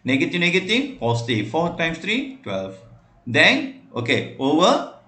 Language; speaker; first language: English; non-native, local second language; Malay